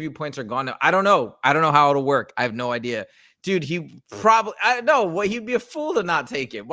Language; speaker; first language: English; native; English